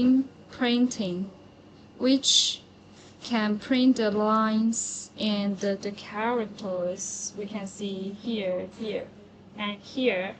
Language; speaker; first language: English; non-native, learner; Chinese